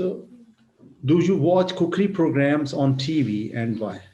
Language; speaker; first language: English; non-native, fluent; Hindi